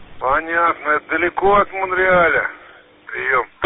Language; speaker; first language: Russian; native; Russian